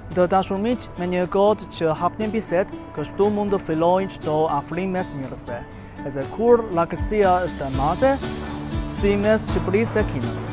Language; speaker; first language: Albanian; non-native, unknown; Chinese